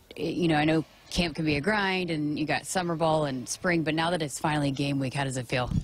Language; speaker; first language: English; native; English